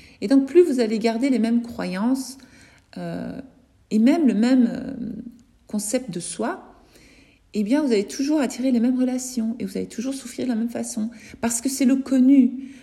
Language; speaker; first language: French; native; French